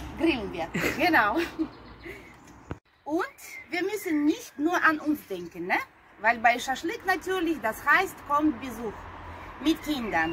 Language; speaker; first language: German; non-native, fluent; Russian